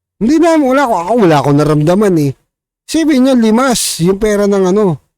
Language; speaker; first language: Filipino; native; Filipino